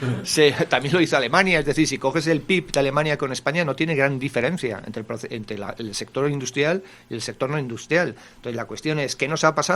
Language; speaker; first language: Spanish; native; Spanish